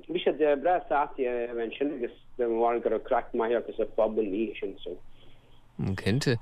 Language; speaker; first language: Irish; native; Irish